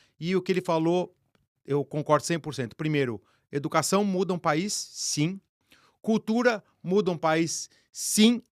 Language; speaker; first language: Portuguese; native; Portuguese